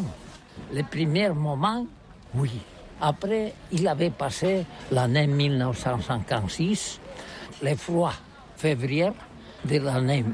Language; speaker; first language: French; non-native, learner; Catalan